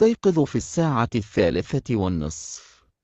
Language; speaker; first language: Arabic; non-native, learner; Indonesian